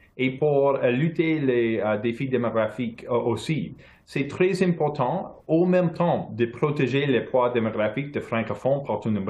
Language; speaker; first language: French; non-native, local second language; English